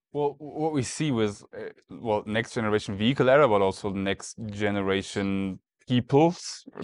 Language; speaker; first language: English; non-native, fluent; German